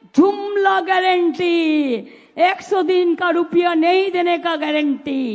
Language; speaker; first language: Hindi; non-native, local second language; Bangla